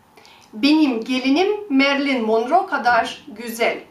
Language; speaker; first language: Turkish; non-native, fluent; Russian